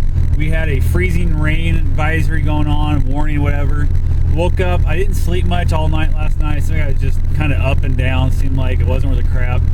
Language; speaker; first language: English; native; English